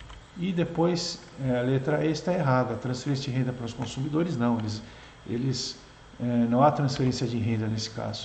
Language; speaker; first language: Portuguese; native; Portuguese